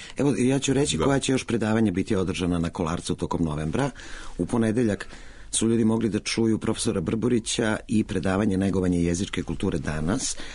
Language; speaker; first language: Serbian; native; Serbian